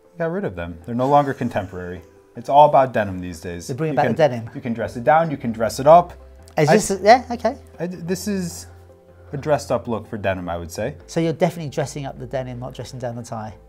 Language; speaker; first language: English; native; English